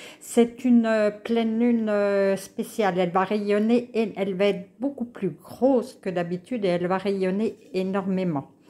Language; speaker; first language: French; native; French